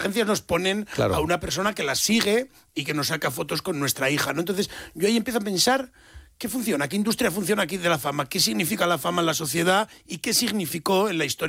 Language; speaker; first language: Spanish; native; Spanish